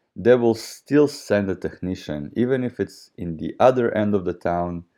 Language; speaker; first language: English; non-native, fluent; Russian